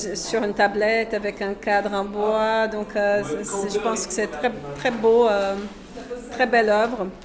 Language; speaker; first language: French; non-native, fluent; Portuguese